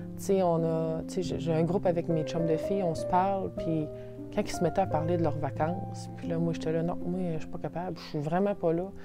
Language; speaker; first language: French; native; French